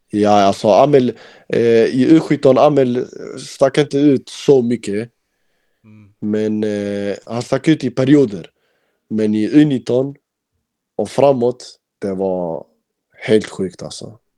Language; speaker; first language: Swedish; early bilingual, other home language; Albanian